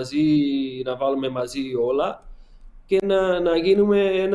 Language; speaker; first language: Greek; non-native, learner; Portuguese